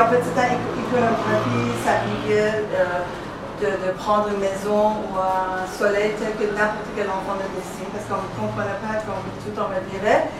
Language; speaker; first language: French; non-native, fluent; Persian